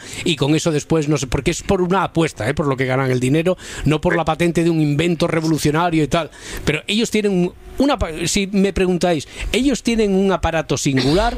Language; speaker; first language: Spanish; native; Spanish